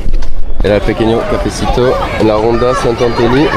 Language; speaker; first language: Spanish; non-native, fluent; French